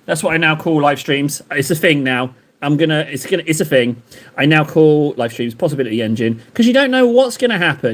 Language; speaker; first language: English; native; English